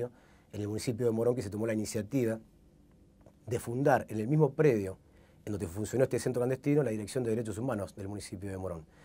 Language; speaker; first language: Spanish; native; Spanish